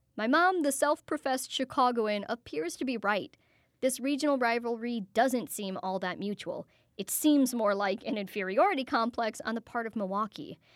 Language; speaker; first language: English; native; English